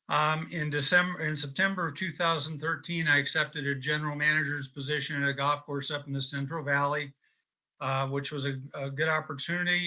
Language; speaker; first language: English; native; English